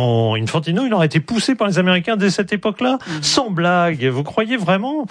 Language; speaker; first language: French; native; French